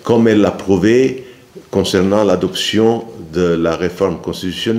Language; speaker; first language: French; non-native, fluent; Italian